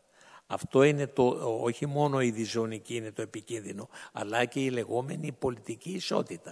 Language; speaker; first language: Greek; native; Greek